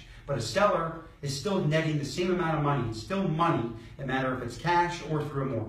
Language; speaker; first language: English; native; English